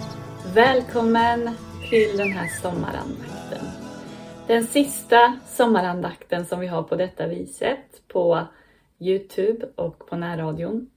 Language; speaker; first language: Swedish; native; Swedish